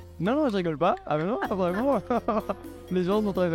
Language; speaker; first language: French; native; French